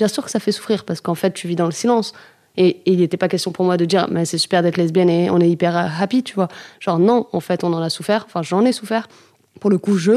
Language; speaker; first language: French; native; French